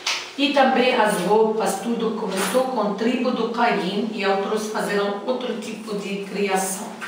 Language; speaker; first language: Portuguese; non-native, learner; Arabic